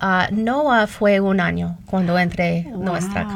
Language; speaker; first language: Spanish; non-native, learner; English